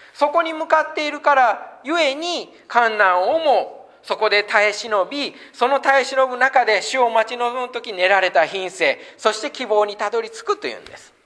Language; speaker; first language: Japanese; native; Japanese